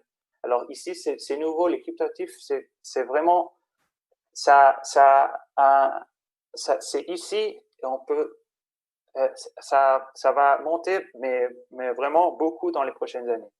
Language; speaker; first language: French; non-native, fluent; Spanish